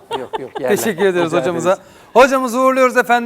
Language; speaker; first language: Turkish; native; Turkish